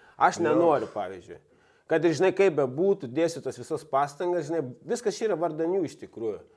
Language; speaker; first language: Lithuanian; native; Lithuanian